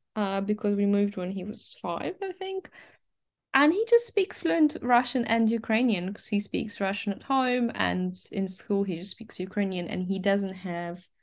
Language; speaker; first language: English; early bilingual, other home language; Ukrainian